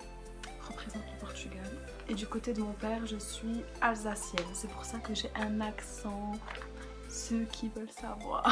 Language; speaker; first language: French; native; French